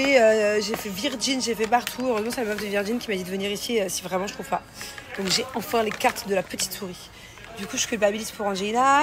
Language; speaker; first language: French; native; French